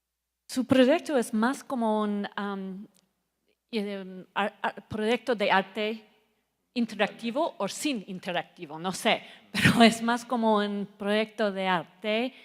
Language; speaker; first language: Spanish; non-native, learner; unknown